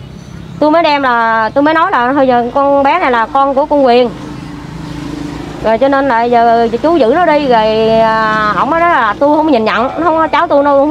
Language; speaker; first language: Vietnamese; native; Vietnamese